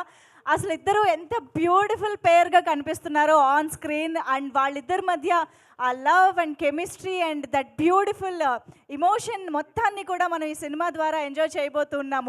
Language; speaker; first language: Telugu; native; Telugu